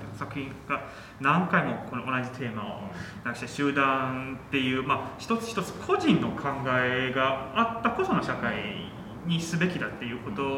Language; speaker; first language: Japanese; non-native, fluent; Chinese